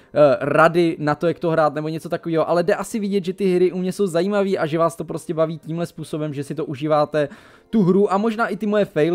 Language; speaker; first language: Czech; native; Czech